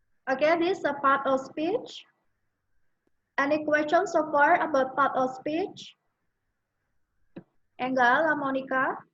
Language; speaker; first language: English; non-native, fluent; Indonesian